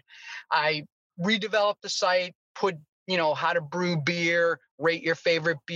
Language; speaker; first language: English; native; English